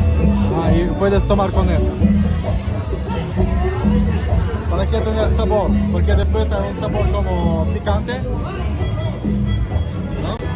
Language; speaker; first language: Spanish; non-native, learner; Russian